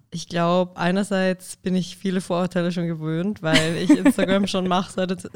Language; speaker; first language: German; native; German